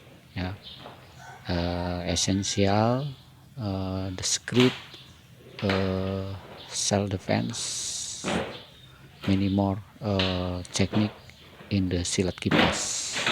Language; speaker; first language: English; non-native, learner; Indonesian